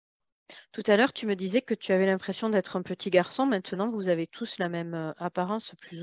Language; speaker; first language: French; native; French